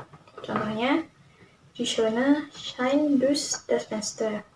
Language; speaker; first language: German; non-native, learner; Indonesian